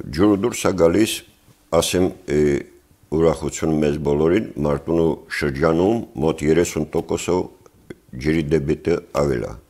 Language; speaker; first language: Armenian; native; Armenian